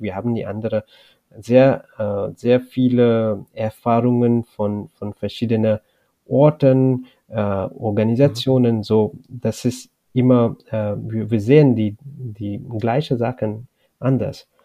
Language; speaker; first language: German; non-native, learner; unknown